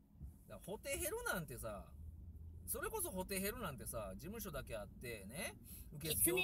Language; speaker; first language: Japanese; native; Japanese